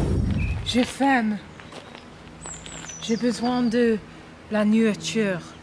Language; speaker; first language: French; non-native, learner; English